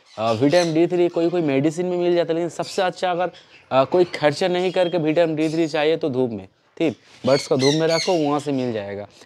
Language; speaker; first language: Hindi; non-native, local second language; Bangla